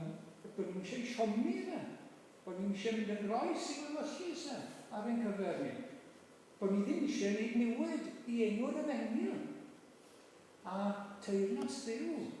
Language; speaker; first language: Welsh; native; Welsh